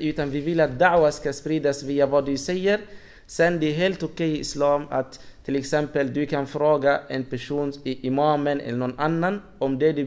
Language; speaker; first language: Swedish; non-native, fluent; Arabic